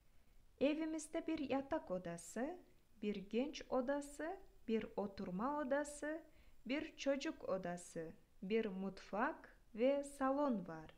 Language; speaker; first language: Turkish; non-native, fluent; Kyrgyz